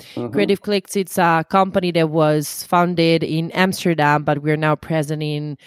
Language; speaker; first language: English; non-native, fluent; Italian